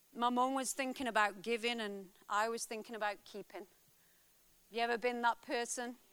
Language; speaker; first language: English; native; English